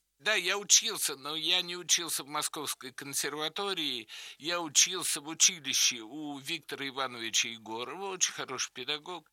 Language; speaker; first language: Russian; native; Russian